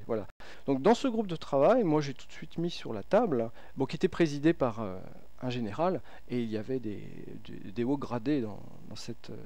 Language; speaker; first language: French; native; French